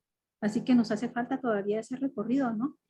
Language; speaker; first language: Spanish; native; Spanish